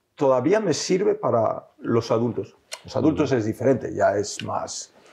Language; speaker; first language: Spanish; early bilingual, heritage; French